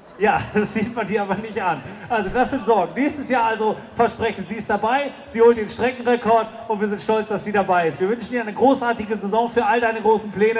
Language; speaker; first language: German; native; German